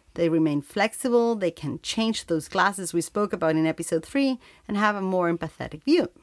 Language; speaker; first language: English; non-native, fluent; Spanish